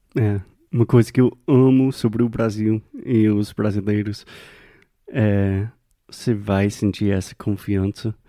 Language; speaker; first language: Portuguese; non-native, fluent; English